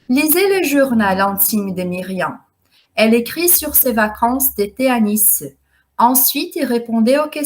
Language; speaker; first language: French; non-native, fluent; Portuguese